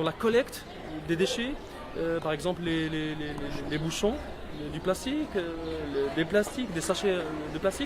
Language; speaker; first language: French; non-native, local second language; Arabic